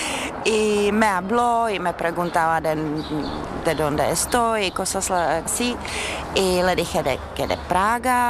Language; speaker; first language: Spanish; non-native, fluent; Czech